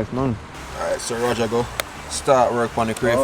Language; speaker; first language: English; native; English